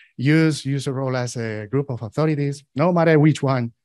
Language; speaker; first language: English; non-native, fluent; Spanish